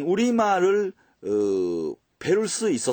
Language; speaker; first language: Korean; early bilingual, heritage; Japanese